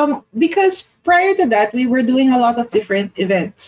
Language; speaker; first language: English; non-native, local second language; Filipino